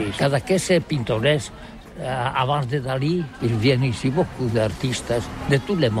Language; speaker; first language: French; non-native, learner; Catalan